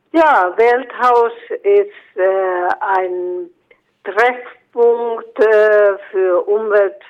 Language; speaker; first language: German; non-native, fluent; Finnish